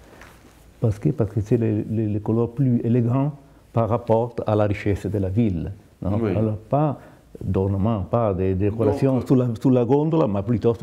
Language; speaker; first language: French; non-native, fluent; Italian